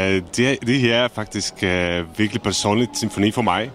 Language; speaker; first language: Danish; non-native, fluent; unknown